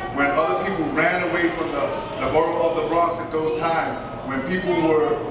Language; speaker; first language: English; early bilingual, other home language; Spanish